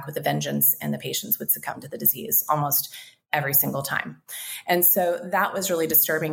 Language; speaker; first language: English; native; English